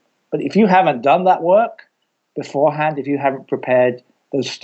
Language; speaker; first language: English; native; English